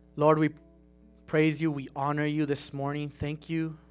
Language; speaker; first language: English; non-native, fluent; Spanish